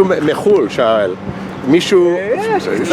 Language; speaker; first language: Hebrew; non-native, fluent; English